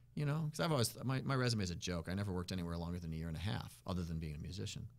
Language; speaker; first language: English; native; English